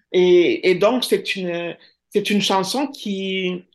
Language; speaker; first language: French; non-native, local second language; Kinyarwanda